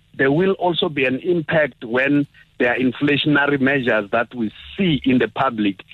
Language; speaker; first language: English; non-native, local second language; Tsonga